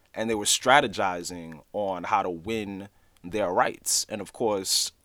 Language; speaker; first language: English; native; English